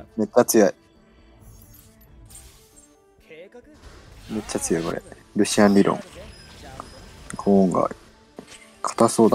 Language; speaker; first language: Japanese; native; Japanese